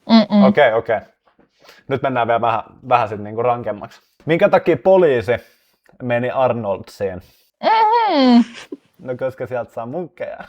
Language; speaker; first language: Finnish; native; Finnish